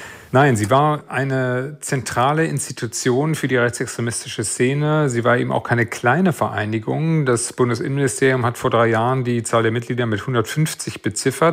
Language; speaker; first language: German; native; German